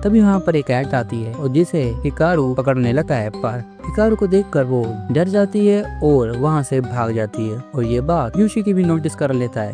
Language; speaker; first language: Hindi; native; Hindi